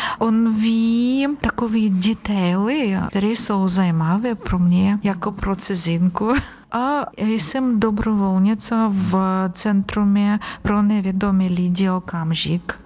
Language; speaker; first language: Czech; non-native, learner; Ukrainian